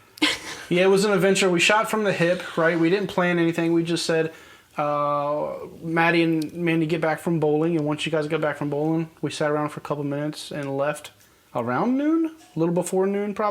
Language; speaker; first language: English; native; English